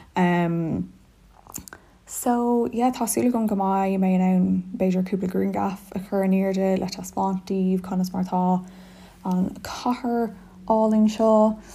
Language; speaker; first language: Irish; non-native, local second language; English